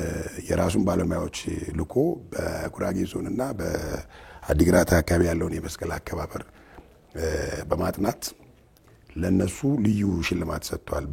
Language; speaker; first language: Amharic; non-native, local second language; Tigrinya